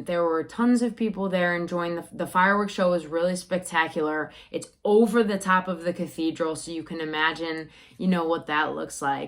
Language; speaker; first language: English; native; English